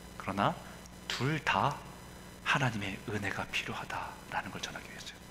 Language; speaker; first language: Korean; native; Korean